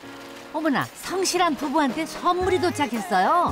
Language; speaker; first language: Korean; native; Korean